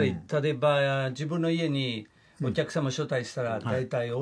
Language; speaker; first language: Japanese; non-native, fluent; Italian